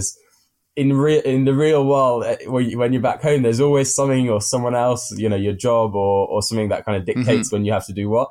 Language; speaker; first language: English; native; English